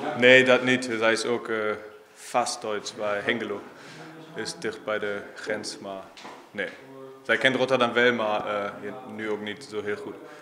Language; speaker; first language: Dutch; non-native, fluent; German